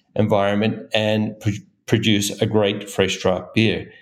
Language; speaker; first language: English; native; English